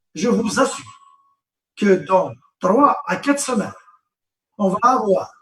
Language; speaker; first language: French; non-native, local second language; Arabic